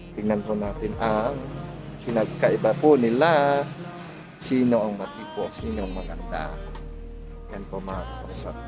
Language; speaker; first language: Filipino; non-native, local second language; Iloko